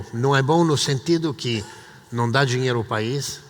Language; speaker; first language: Portuguese; non-native, fluent; Italian